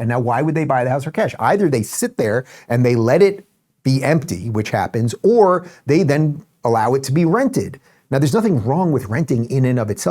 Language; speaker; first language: English; native; English